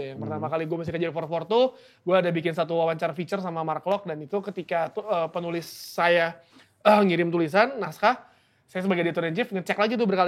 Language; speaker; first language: Indonesian; native; Indonesian